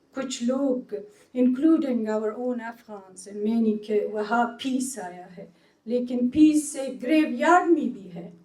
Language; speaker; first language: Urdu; non-native, fluent; Persian